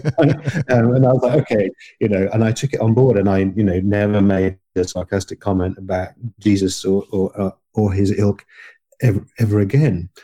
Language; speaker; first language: English; native; English